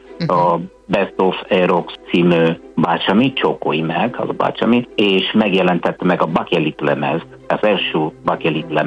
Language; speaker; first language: Hungarian; non-native, fluent; Italian